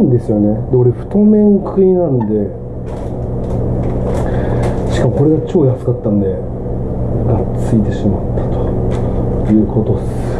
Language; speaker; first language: Japanese; native; Japanese